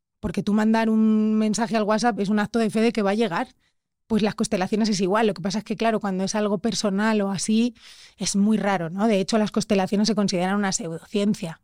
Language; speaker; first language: Spanish; native; Spanish